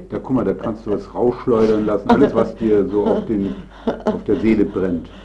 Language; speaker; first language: German; native; German